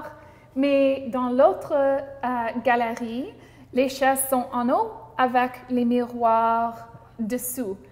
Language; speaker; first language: French; non-native, local second language; English